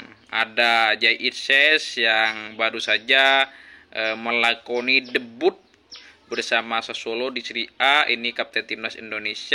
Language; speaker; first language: Indonesian; native; Indonesian